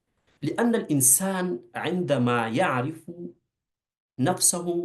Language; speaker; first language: Arabic; non-native, fluent; Urdu